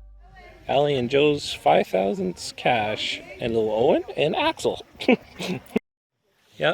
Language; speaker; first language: English; native; English